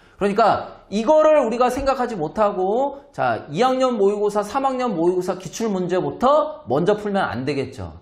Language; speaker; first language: Korean; native; Korean